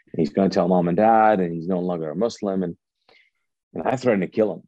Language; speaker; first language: English; non-native, fluent; Urdu